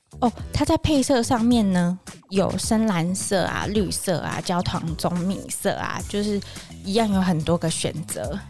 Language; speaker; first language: Chinese; native; Chinese